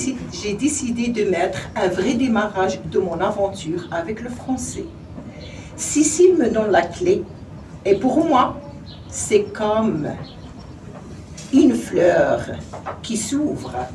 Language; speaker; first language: French; non-native, learner; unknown